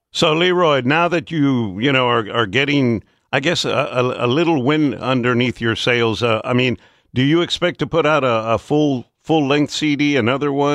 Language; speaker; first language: English; early bilingual, other home language; Spanish